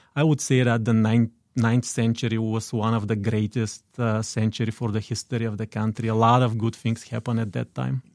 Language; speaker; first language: English; non-native, fluent; Bulgarian